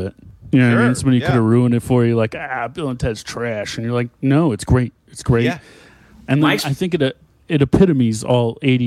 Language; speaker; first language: English; native; English